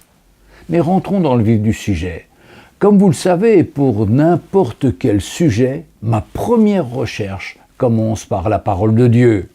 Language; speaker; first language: French; native; French